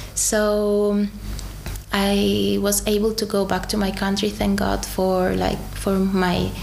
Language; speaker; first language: English; non-native, fluent; Greek